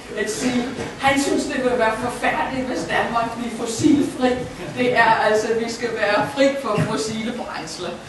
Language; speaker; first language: Danish; non-native, fluent; English